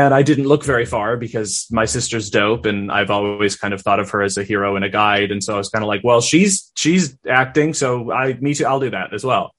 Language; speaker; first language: English; native; English